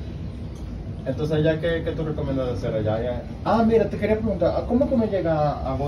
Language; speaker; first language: Spanish; native; Spanish